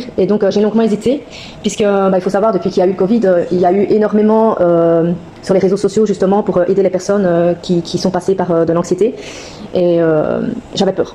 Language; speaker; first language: French; native; French